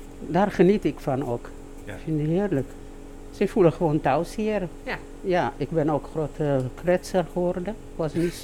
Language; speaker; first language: Dutch; non-native, learner; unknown